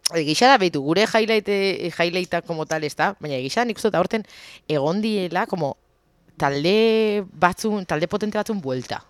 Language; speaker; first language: Basque; native; Basque